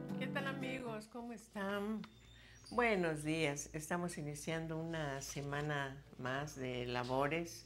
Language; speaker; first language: Spanish; native; Spanish